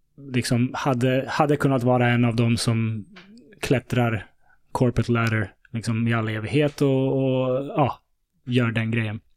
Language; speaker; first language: Swedish; early bilingual, other home language; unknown